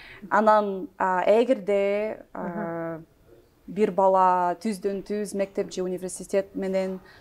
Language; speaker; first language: Kyrgyz; non-native, learner; English